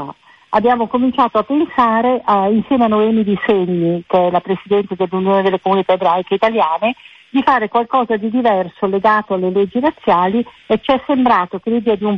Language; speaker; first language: Italian; native; Italian